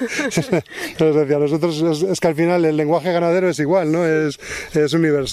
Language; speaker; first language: Spanish; native; Spanish